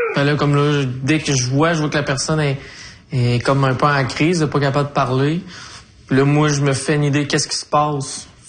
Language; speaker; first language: French; native; French